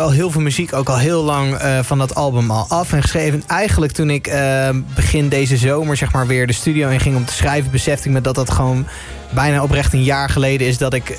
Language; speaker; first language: Dutch; native; Dutch